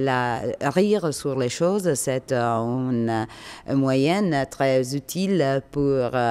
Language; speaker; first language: French; non-native, learner; Italian